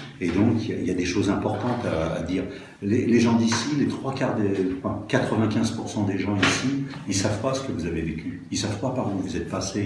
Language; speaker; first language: French; native; French